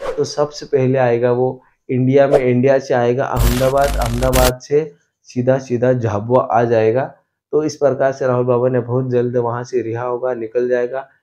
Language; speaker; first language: Hindi; native; Hindi